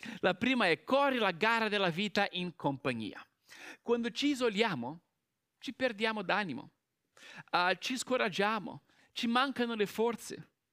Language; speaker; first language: Italian; non-native, fluent; Portuguese